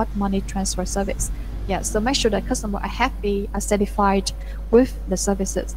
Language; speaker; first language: English; non-native, fluent; Vietnamese